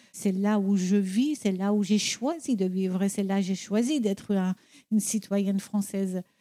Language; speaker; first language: French; non-native, fluent; Persian